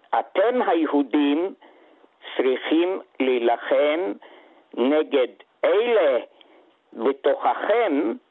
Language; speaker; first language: Hebrew; non-native, fluent; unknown